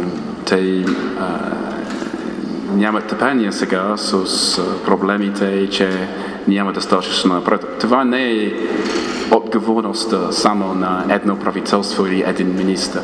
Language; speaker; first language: Bulgarian; non-native, fluent; English